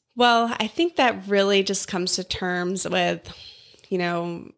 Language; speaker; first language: English; native; English